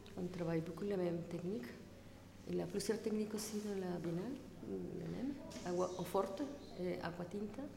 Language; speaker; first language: French; non-native, fluent; Spanish